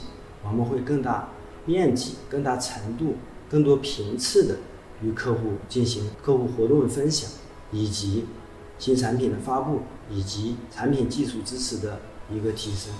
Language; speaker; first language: Chinese; native; Chinese